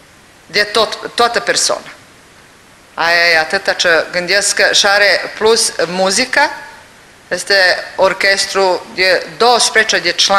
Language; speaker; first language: Romanian; non-native, learner; Serbian